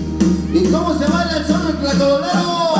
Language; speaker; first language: Spanish; native; Spanish